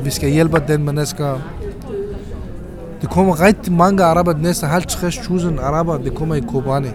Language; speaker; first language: Danish; non-native, learner; Kurdish